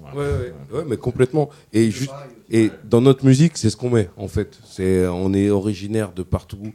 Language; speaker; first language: French; native; French